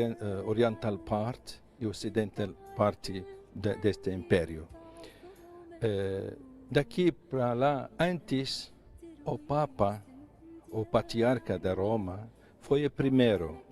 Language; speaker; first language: Portuguese; non-native, fluent; Arabic